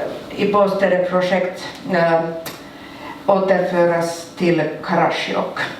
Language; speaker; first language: Swedish; non-native, local second language; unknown